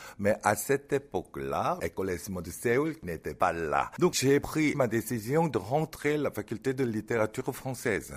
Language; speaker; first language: French; non-native, fluent; Korean